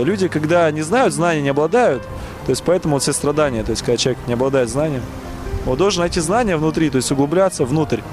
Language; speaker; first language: Russian; native; Russian